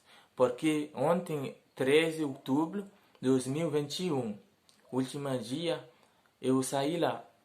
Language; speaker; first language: Portuguese; non-native, learner; Haitian Creole